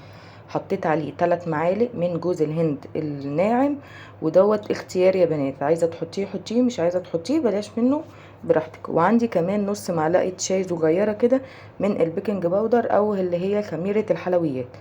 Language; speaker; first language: Arabic; native; Arabic